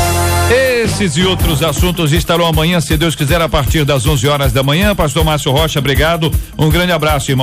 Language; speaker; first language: Portuguese; native; Portuguese